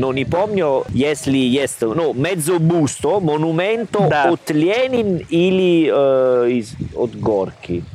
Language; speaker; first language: Russian; non-native, learner; Italian